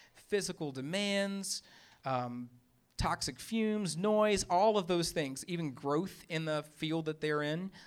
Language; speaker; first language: English; native; English